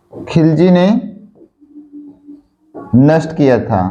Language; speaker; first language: Hindi; native; Hindi